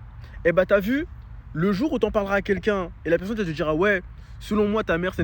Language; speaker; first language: French; native; French